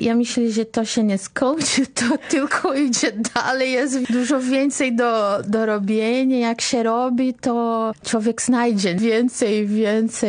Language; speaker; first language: Polish; non-native, fluent; Portuguese